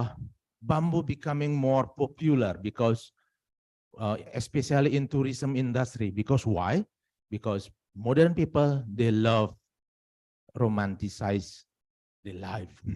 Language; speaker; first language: English; non-native, fluent; Indonesian